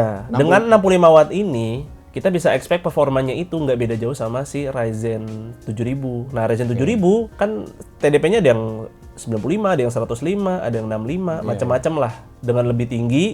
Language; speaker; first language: Indonesian; native; Indonesian